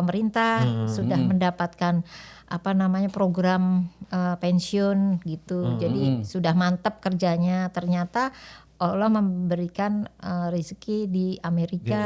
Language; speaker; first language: Indonesian; native; Indonesian